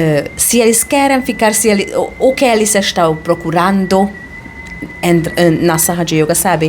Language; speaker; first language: Portuguese; non-native, fluent; Hungarian